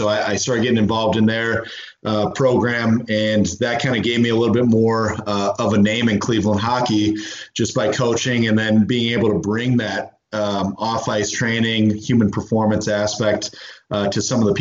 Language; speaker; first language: English; native; English